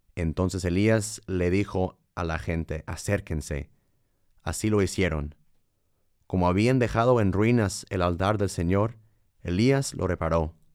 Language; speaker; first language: Spanish; non-native, fluent; English